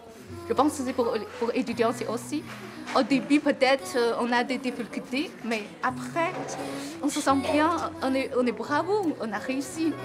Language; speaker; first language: French; non-native, learner; Chinese